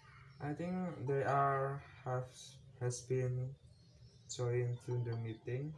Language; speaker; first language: English; non-native, learner; Indonesian